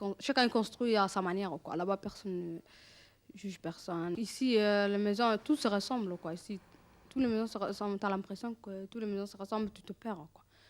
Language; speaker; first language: French; early bilingual, other home language; Arabic